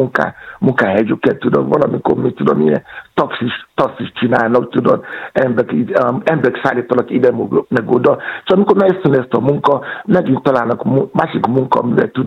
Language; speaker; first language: Hungarian; non-native, fluent; Yoruba